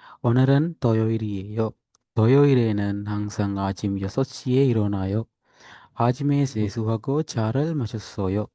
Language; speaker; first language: Korean; non-native, fluent; Sinhala